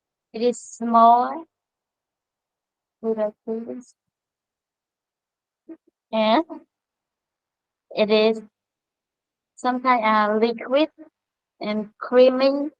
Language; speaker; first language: English; non-native, learner; Khmer